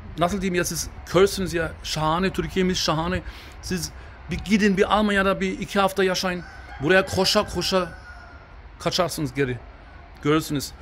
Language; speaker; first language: Turkish; early bilingual, heritage; Turkish